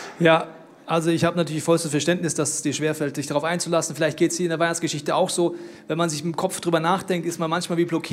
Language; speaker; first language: German; native; German